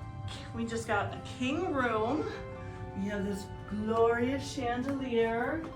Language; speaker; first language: English; native; English